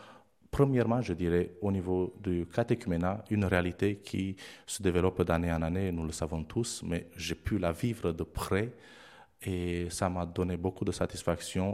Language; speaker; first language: French; non-native, fluent; Romanian